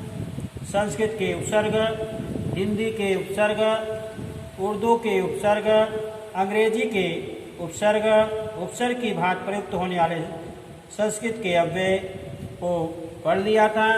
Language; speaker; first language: Hindi; native; Hindi